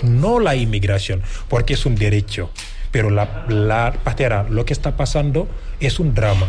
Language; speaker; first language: Spanish; non-native, fluent; Wolof